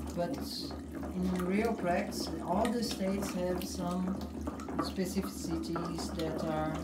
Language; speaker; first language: English; non-native, fluent; Portuguese